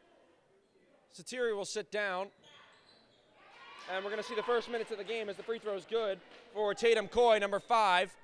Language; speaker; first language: English; native; English